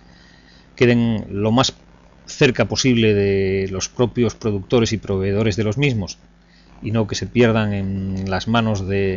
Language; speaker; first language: Spanish; native; Spanish